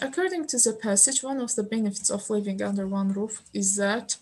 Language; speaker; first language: English; non-native, fluent; Azerbaijani